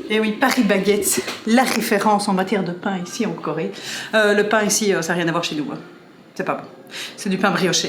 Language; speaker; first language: French; native; French